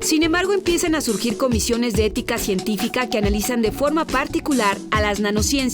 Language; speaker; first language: Spanish; native; Spanish